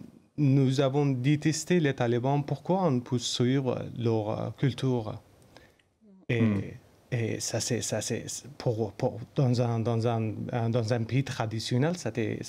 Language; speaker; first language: French; non-native, learner; Persian